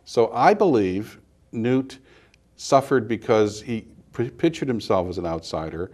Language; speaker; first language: English; native; English